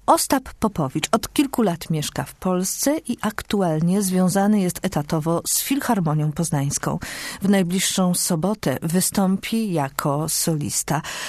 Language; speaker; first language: Polish; native; Polish